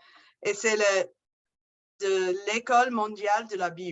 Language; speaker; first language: French; non-native, learner; English